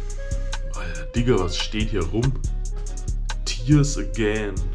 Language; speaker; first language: German; native; German